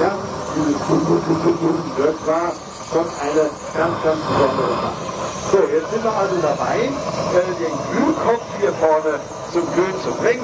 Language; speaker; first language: German; native; German